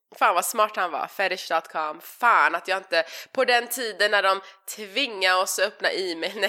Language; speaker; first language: Swedish; early bilingual, other home language; Persian